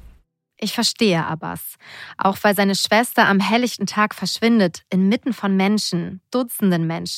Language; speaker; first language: German; native; German